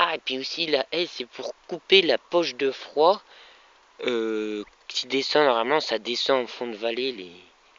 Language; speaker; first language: French; native; French